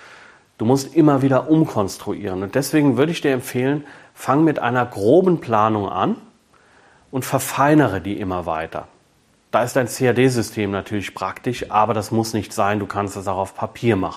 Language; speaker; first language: German; native; German